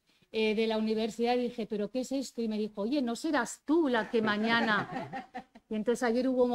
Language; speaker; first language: Spanish; native; Spanish